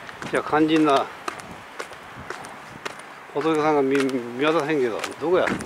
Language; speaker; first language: Japanese; native; Japanese